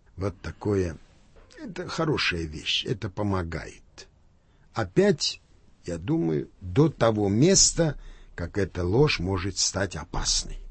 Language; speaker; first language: Russian; non-native, local second language; Armenian